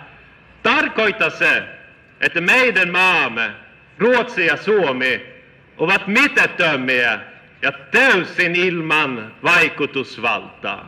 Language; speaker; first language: Finnish; non-native, fluent; Swedish